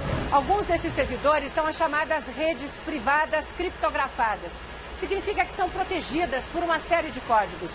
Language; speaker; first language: Portuguese; native; Portuguese